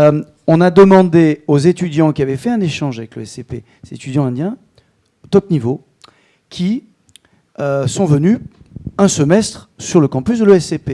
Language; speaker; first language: French; native; French